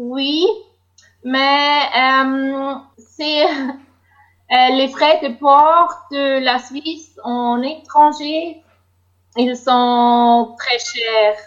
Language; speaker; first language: French; non-native, local second language; German